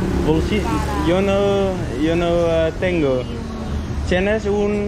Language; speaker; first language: Spanish; non-native, learner; Dutch